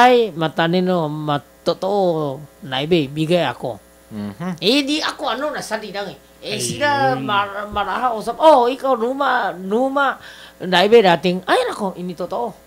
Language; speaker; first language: Filipino; non-native, learner; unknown